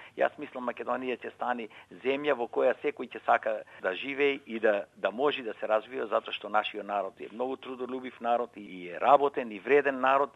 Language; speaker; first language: Macedonian; native; Macedonian